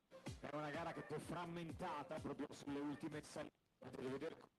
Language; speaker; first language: Italian; native; Italian